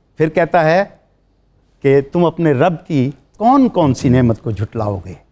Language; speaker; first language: Urdu; native; Urdu